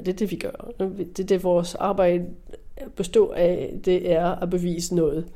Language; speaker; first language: Danish; non-native, fluent; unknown